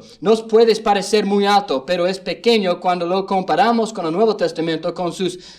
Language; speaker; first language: Spanish; non-native, fluent; English